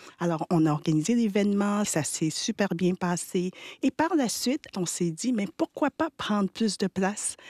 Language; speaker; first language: French; early bilingual, other home language; Haitian Creole